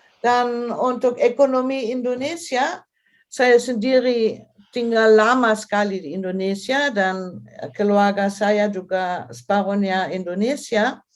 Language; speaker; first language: Indonesian; non-native, fluent; German